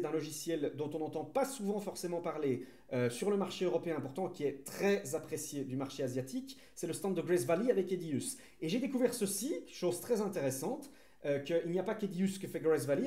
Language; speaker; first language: French; native; French